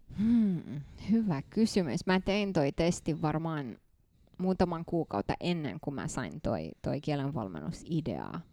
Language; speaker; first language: Finnish; non-native, fluent; Romanian